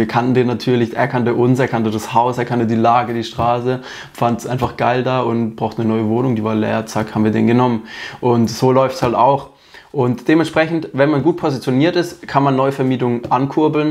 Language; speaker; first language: German; native; German